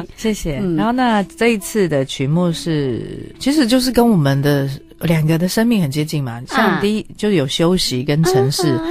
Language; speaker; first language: Chinese; non-native, local second language; Amis